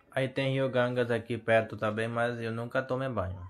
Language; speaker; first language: Portuguese; non-native, learner; Hindi